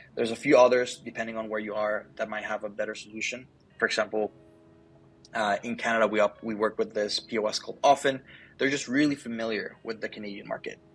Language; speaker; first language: English; early bilingual, other home language; Spanish